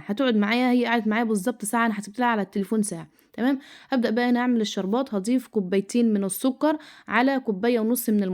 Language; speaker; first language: Arabic; native; Arabic